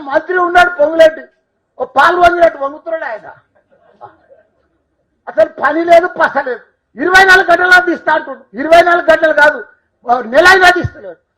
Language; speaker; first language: Telugu; native; Telugu